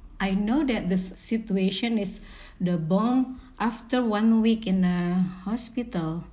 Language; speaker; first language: English; non-native, learner; Indonesian